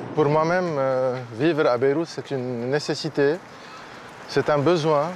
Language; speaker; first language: French; non-native, local second language; Arabic